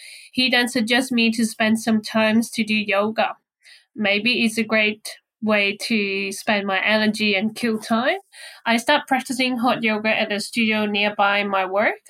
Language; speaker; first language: English; non-native, local second language; Cantonese